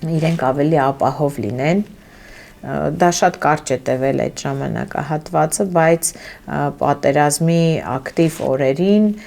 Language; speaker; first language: Armenian; early bilingual, heritage; Armenian